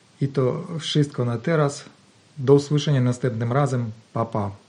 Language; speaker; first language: Polish; non-native, learner; Ukrainian